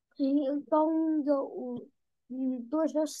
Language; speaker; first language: Chinese; non-native, learner; Vietnamese